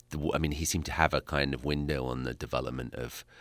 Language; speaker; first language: English; native; English